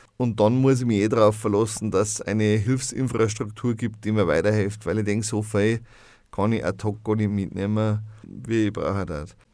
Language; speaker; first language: German; native; German